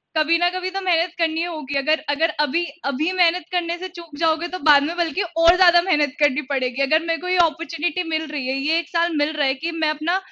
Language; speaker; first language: Hindi; native; Hindi